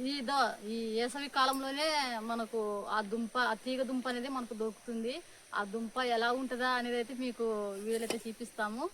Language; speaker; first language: Telugu; native; Telugu